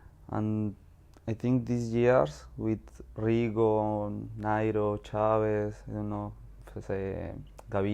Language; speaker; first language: English; non-native, learner; Spanish